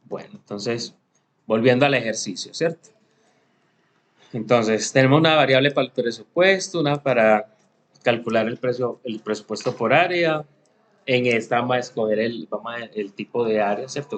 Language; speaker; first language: Spanish; native; Spanish